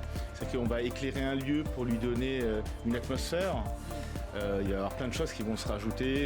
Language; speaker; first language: French; native; French